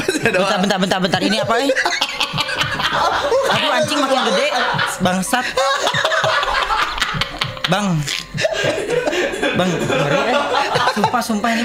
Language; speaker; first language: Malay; non-native, local second language; Sundanese